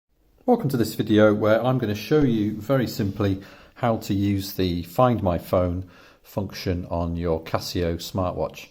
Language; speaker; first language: English; native; English